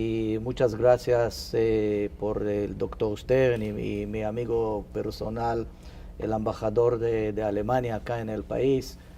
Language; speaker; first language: Spanish; non-native, fluent; Hebrew